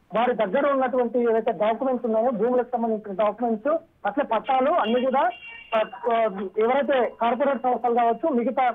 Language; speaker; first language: Telugu; native; Telugu